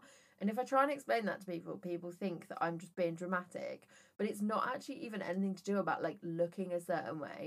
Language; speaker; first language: English; native; English